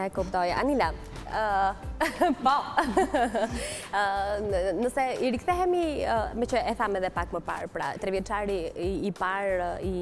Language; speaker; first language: Albanian; native; Albanian